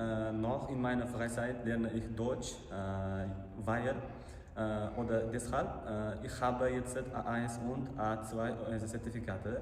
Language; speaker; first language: German; non-native, learner; Uzbek